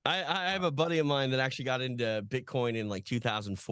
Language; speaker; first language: English; native; English